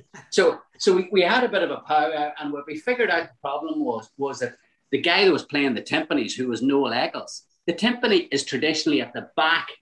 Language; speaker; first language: English; native; English